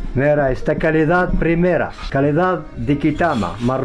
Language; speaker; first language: Spanish; non-native, learner; Arabic